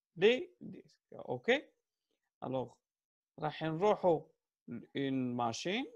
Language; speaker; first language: French; non-native, local second language; Arabic